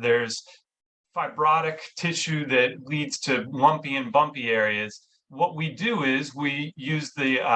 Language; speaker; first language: English; native; English